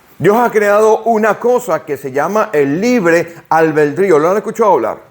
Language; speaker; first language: Spanish; native; Spanish